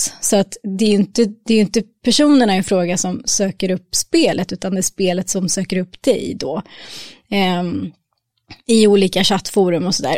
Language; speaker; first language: Swedish; native; Swedish